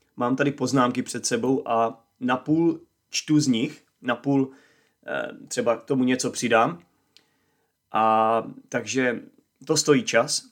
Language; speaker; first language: Czech; native; Czech